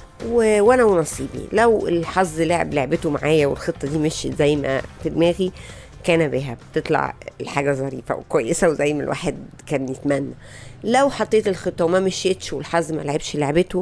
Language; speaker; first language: Arabic; native; Arabic